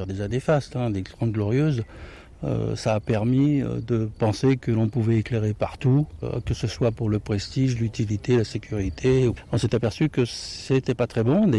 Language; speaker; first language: French; native; French